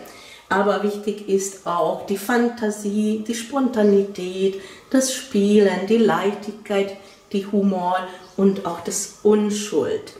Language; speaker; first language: German; non-native, fluent; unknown